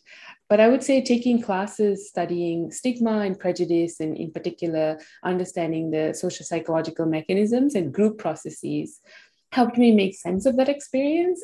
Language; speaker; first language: English; non-native, local second language; Tamil